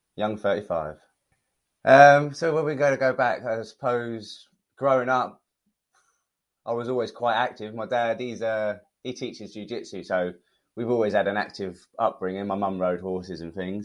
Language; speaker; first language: English; native; English